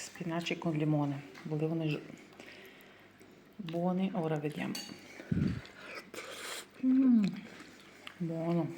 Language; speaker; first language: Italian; non-native, learner; Ukrainian